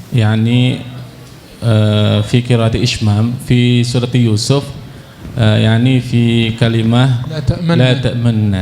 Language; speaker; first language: Arabic; non-native, fluent; Indonesian